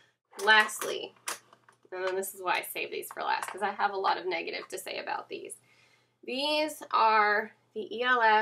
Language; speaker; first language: English; native; English